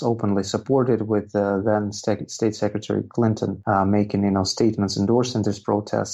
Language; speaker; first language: English; non-native, fluent; Russian